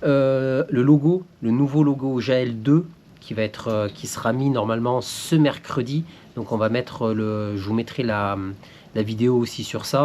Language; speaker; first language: French; native; French